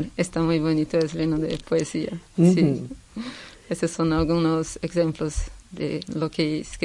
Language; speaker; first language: Spanish; non-native, fluent; Portuguese